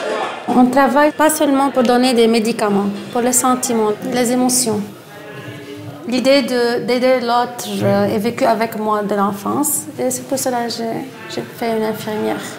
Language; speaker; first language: French; non-native, learner; Arabic